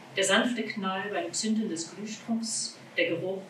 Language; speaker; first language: German; non-native, fluent; English